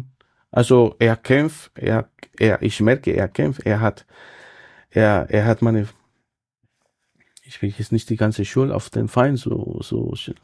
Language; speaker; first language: German; non-native, fluent; Spanish